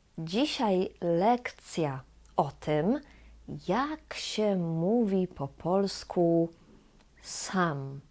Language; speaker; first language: Polish; native; Polish